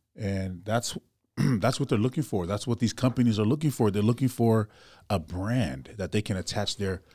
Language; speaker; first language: English; native; English